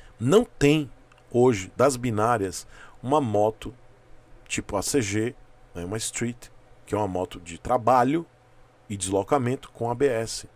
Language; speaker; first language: Portuguese; native; Portuguese